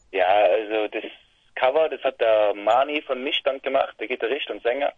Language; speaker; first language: German; native; German